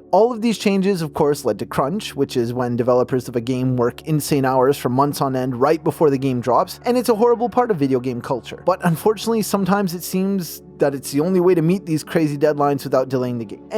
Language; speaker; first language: English; native; English